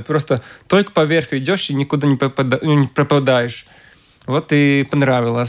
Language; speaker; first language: Russian; non-native, local second language; Latvian